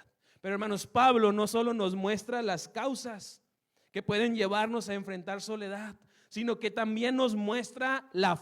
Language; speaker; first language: Spanish; native; Spanish